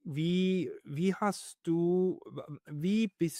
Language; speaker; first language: German; native; German